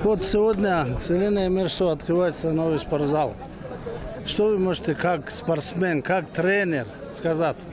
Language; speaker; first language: Russian; non-native, local second language; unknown